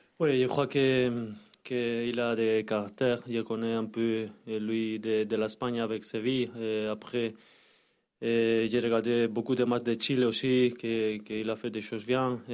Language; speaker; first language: French; non-native, learner; Spanish